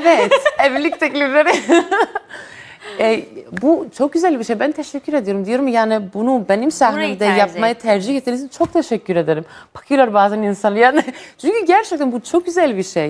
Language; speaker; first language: Turkish; non-native, fluent; Greek